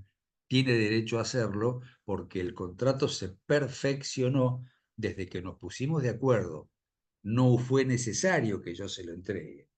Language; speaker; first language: Spanish; native; Spanish